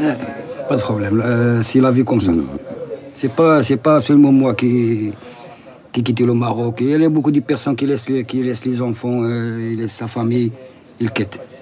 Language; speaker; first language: French; non-native, learner; Arabic